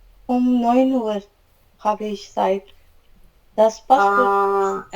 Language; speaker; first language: German; non-native, learner; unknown